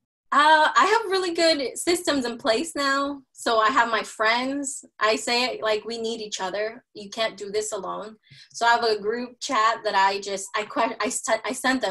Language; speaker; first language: English; early bilingual, other home language; Spanish